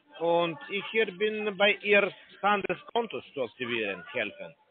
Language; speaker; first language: German; non-native, learner; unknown